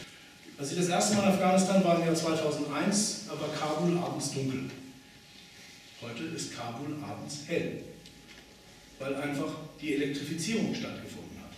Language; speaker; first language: German; native; German